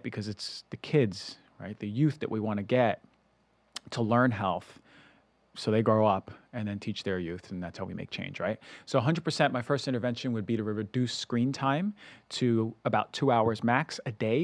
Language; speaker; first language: English; native; English